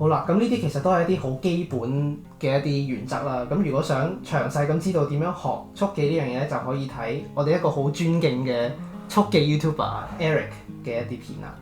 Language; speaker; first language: Cantonese; native; Cantonese